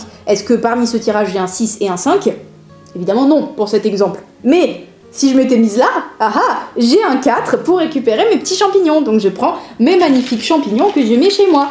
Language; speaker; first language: French; native; French